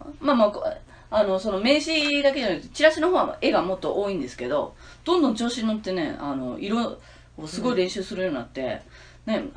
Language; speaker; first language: Japanese; native; Japanese